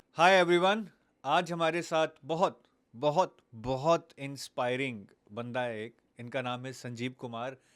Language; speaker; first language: Hindi; native; Hindi